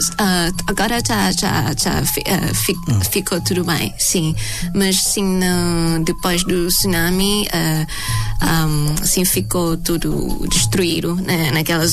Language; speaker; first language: Portuguese; non-native, fluent; Thai